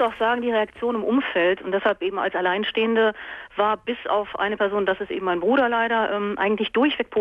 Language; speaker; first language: German; native; German